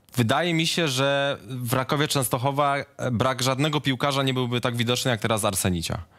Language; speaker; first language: Polish; native; Polish